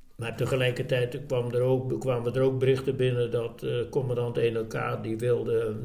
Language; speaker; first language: Dutch; native; Dutch